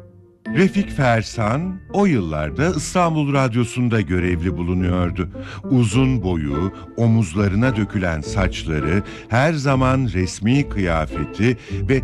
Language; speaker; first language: Turkish; native; Turkish